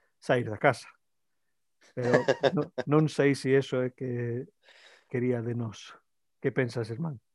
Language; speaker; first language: Galician; early bilingual, heritage; Galician